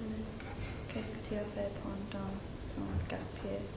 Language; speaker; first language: French; non-native, learner; English